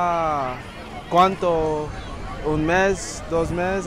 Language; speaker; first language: Spanish; non-native, learner; English